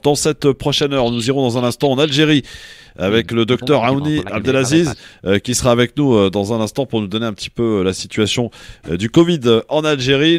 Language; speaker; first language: French; native; French